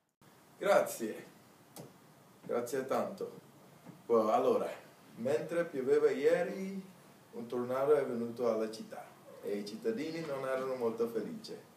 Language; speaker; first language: Italian; non-native, learner; English